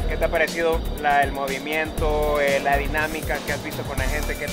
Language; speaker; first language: Spanish; native; Spanish